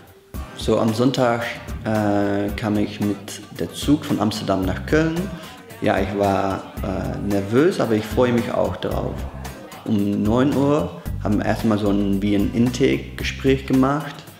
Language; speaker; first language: German; non-native, learner; Dutch